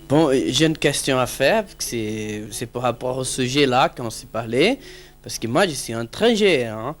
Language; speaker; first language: French; non-native, learner; Portuguese